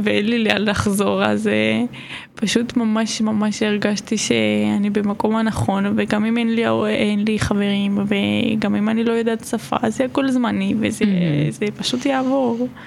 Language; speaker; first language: Hebrew; non-native, fluent; Georgian